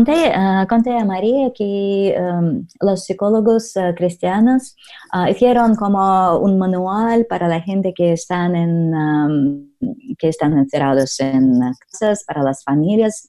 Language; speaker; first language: Spanish; non-native, learner; Russian